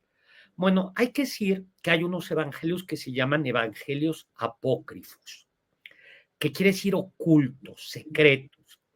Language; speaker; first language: Spanish; native; Spanish